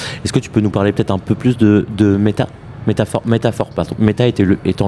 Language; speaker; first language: French; native; French